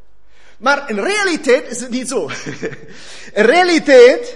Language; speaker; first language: Dutch; non-native, fluent; German